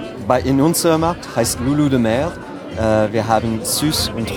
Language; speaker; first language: German; non-native, fluent; French